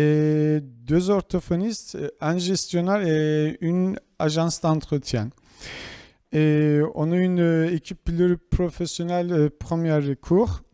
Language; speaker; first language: French; non-native, fluent; Kurdish